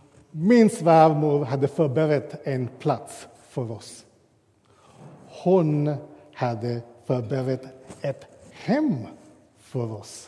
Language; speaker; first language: Swedish; non-native, fluent; English